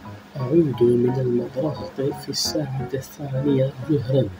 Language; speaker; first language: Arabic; non-native, fluent; Urdu